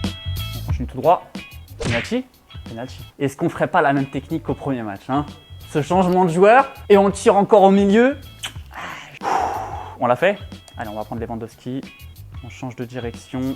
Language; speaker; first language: French; native; French